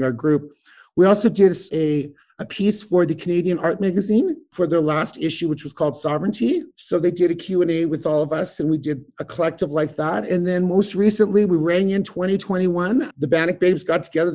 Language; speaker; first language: English; native; English